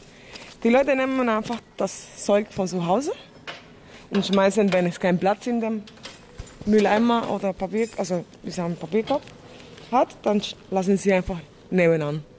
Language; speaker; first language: German; non-native, fluent; Spanish